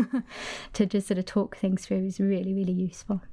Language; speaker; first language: English; native; English